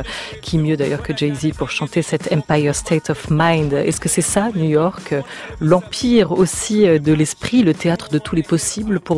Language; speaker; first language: French; native; French